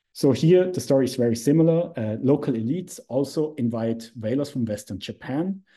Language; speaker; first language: English; non-native, fluent; Swiss German